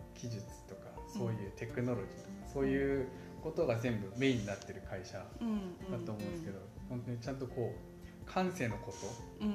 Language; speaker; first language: Japanese; non-native, fluent; Korean